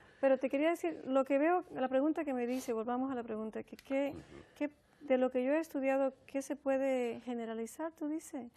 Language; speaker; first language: Spanish; early bilingual, heritage; Spanish